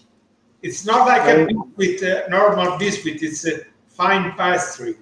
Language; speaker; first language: English; non-native, learner; Italian